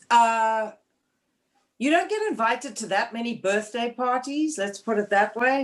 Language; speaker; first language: English; native; English